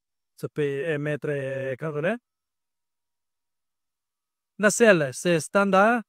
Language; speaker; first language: French; non-native, learner; Italian